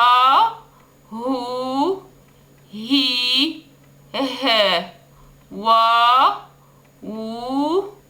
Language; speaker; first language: Arabic; native; Arabic